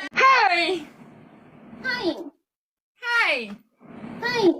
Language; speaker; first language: English; non-native, learner; Korean